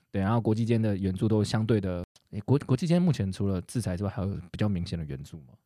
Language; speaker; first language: Chinese; native; Chinese